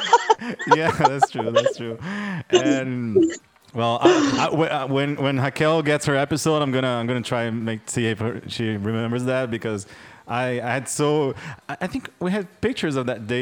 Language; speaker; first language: English; non-native, fluent; Portuguese